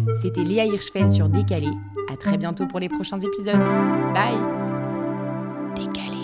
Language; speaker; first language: French; native; French